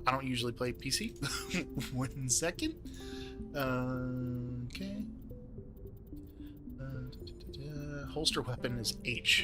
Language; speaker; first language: English; native; English